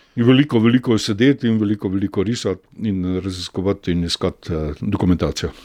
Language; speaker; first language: Slovenian; native; Slovenian